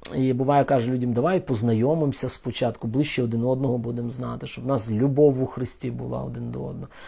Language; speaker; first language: Ukrainian; non-native, local second language; Russian